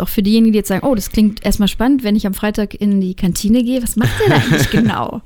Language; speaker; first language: German; native; German